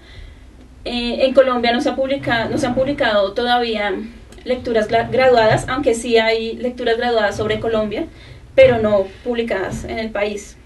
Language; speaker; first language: Spanish; native; Spanish